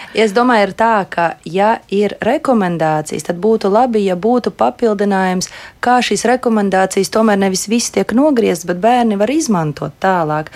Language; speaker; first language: Latvian; native; Latvian